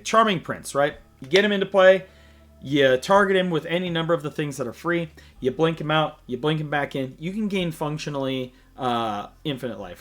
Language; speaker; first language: English; native; English